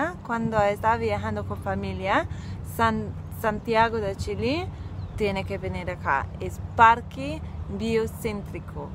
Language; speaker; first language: Spanish; non-native, fluent; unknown